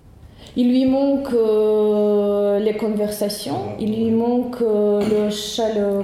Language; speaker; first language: French; non-native, learner; Russian